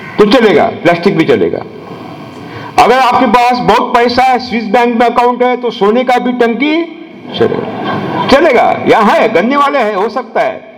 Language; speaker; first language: Hindi; non-native, local second language; Marathi